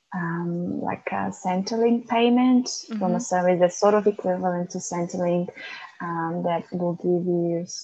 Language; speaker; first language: English; non-native, fluent; Macedonian